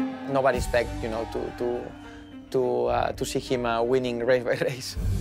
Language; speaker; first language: English; non-native, fluent; Spanish